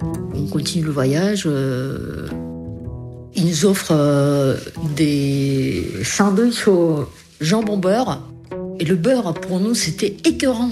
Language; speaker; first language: French; early bilingual, other home language; Korean